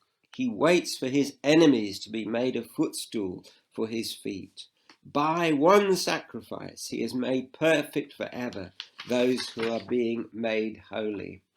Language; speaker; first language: English; native; English